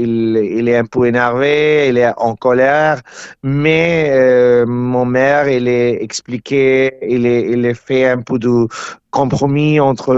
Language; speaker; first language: French; non-native, learner; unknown